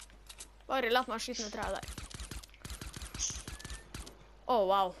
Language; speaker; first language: Norwegian; native; Norwegian